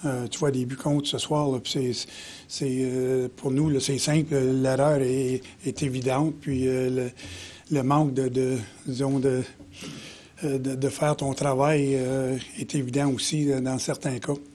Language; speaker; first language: French; native; French